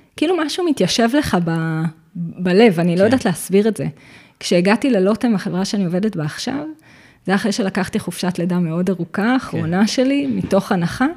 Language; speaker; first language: Hebrew; native; Hebrew